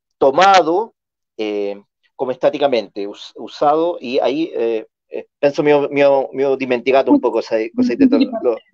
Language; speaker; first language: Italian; non-native, learner; Spanish